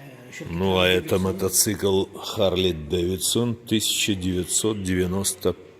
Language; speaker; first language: Russian; native; Russian